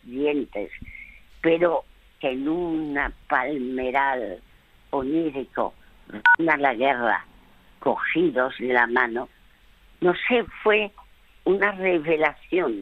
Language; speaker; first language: Spanish; non-native, fluent; French